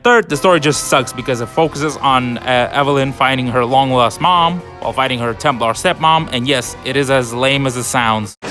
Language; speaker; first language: English; native; English